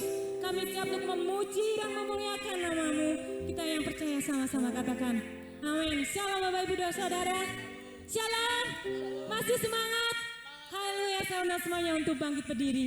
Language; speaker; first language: Indonesian; native; Indonesian